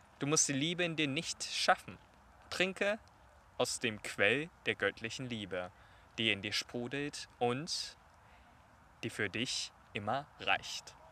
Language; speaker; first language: German; non-native, fluent; Chinese